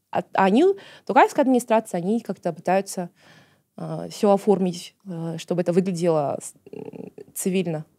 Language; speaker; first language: Russian; non-native, local second language; Kazakh